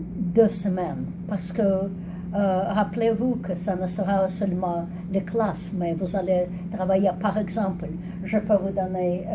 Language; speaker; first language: French; non-native, learner; English